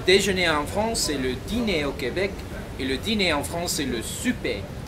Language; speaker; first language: French; non-native, fluent; English